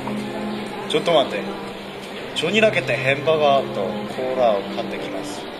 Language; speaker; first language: Japanese; non-native, learner; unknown